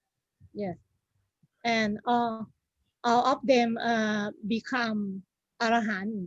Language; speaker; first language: English; non-native, learner; Thai